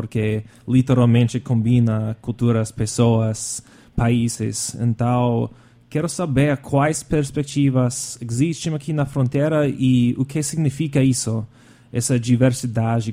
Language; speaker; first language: Portuguese; non-native, fluent; English